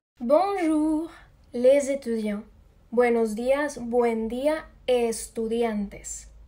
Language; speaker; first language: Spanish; native; Spanish